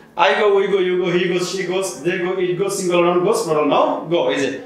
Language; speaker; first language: English; non-native, local second language; Bangla